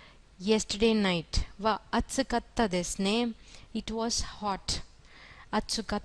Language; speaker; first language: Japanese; non-native, fluent; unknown